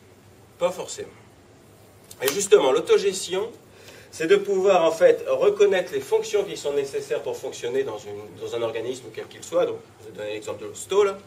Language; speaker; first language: French; native; French